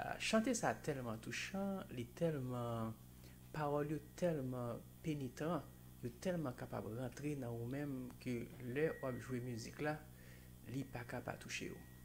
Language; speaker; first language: French; non-native, local second language; Haitian Creole